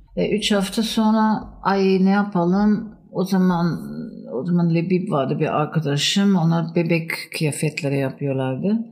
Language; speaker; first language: Turkish; non-native, fluent; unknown